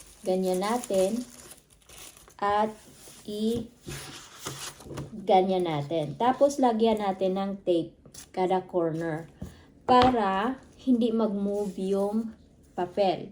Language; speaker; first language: Filipino; non-native, local second language; Cebuano